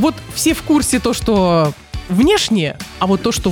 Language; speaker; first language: Russian; native; Russian